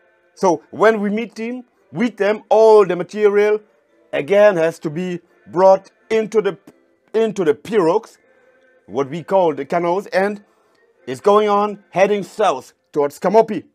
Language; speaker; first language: English; non-native, fluent; German